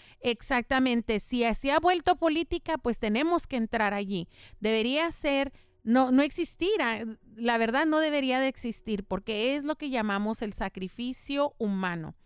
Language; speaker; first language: Spanish; native; Spanish